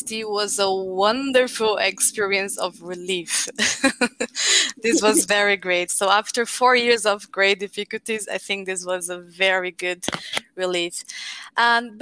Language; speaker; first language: English; non-native, fluent; Portuguese